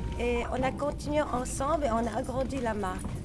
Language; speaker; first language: French; non-native, fluent; Arabic